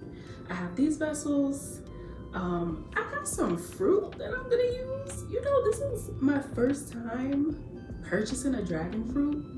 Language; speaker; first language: English; native; English